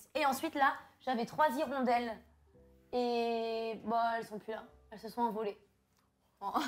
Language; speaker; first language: French; native; French